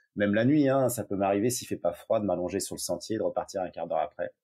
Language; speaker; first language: French; native; French